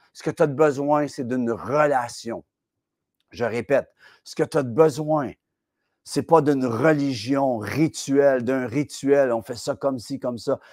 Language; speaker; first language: French; native; French